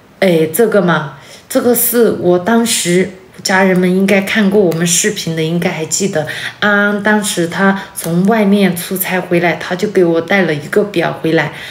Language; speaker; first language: Chinese; non-native, local second language; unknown